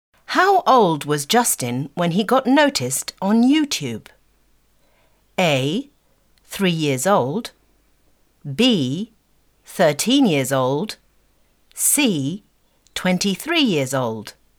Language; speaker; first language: English; native; English